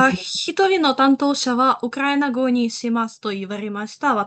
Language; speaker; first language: Japanese; non-native, learner; Ukrainian